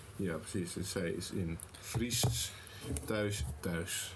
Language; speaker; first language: Dutch; native; Dutch